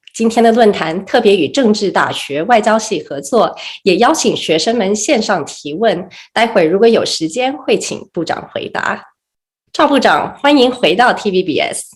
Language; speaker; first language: Chinese; native; Chinese